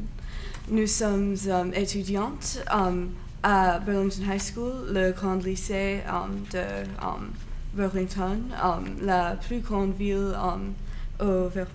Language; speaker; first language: French; non-native, learner; English